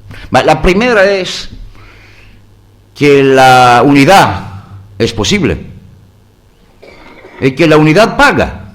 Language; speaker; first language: Spanish; non-native, learner; Greek